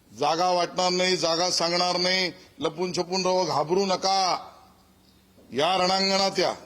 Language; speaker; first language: Marathi; native; Marathi